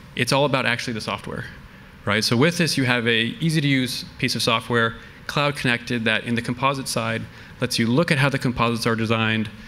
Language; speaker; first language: English; native; English